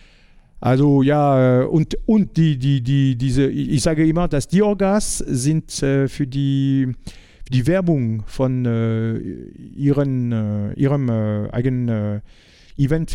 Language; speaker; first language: German; non-native, learner; French